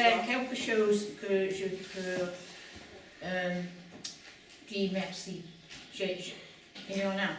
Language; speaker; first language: French; non-native, learner; English